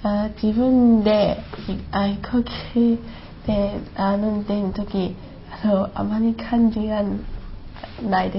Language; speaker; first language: Japanese; non-native, learner; Chinese